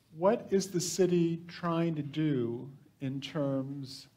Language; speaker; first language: English; native; English